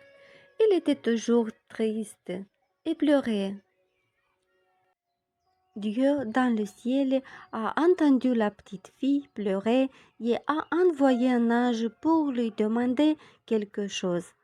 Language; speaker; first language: French; non-native, fluent; Romanian